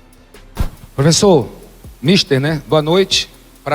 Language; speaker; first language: Portuguese; native; Portuguese